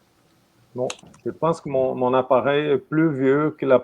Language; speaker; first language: French; non-native, fluent; Portuguese